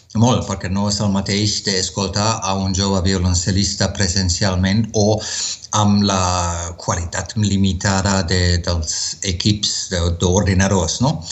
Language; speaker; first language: Catalan; non-native, fluent; German